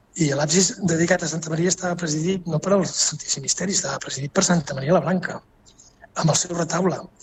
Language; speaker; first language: Catalan; native; Catalan